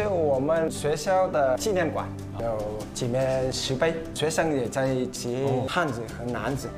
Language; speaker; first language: Chinese; non-native, fluent; Vietnamese